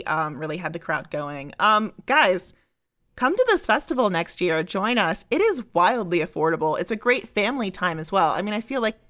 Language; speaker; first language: English; native; English